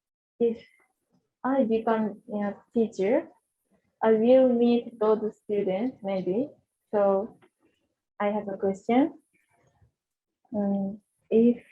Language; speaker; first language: English; non-native, learner; Japanese